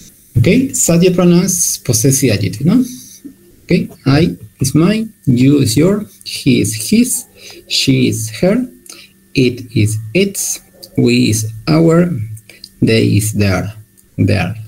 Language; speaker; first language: English; non-native, learner; Spanish